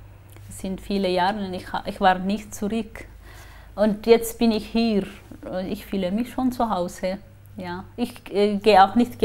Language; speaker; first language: German; non-native, learner; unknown